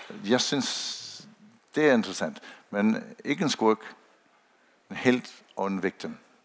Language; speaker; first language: Danish; non-native, fluent; English